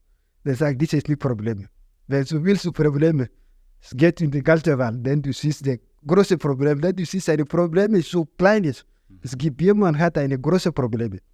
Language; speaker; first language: German; non-native, learner; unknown